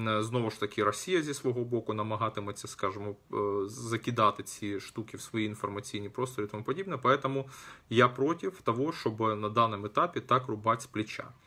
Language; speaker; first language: Ukrainian; non-native, local second language; Russian